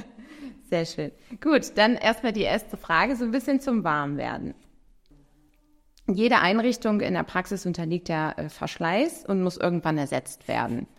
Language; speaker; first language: German; native; German